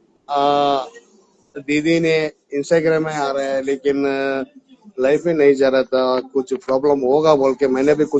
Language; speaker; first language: Hindi; non-native, local second language; Tibetan